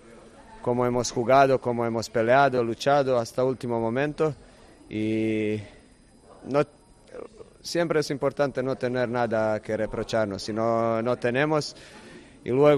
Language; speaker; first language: Spanish; non-native, fluent; Croatian